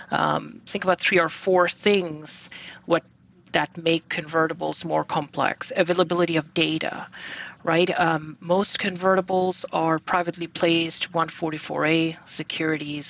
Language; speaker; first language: English; non-native, local second language; Bangla